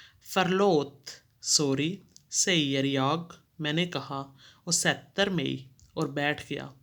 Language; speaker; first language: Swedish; non-native, fluent; Urdu